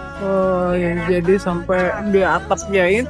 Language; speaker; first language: Indonesian; native; Indonesian